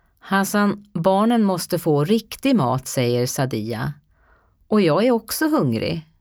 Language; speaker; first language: Swedish; native; Swedish